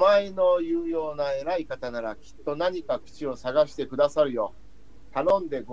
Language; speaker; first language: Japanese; non-native, fluent; Chinese